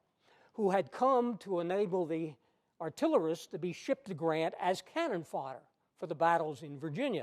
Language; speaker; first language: English; native; English